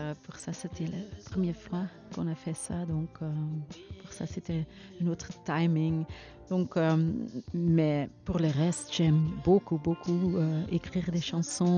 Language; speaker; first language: French; non-native, learner; Dutch